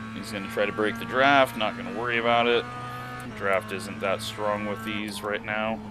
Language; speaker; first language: English; native; English